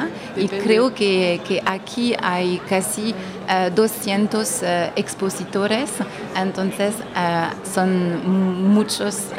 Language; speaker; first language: Spanish; non-native, fluent; French